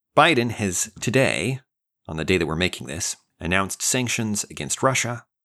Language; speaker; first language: English; native; English